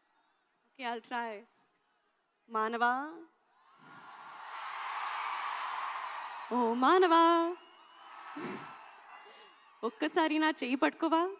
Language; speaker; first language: Telugu; non-native, local second language; Hindi